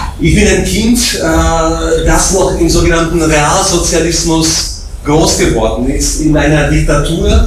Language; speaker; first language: German; non-native, fluent; Slovak